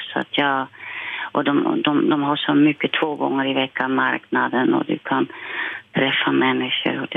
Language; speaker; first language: Swedish; non-native, fluent; Dutch